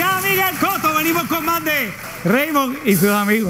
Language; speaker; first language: Spanish; native; Spanish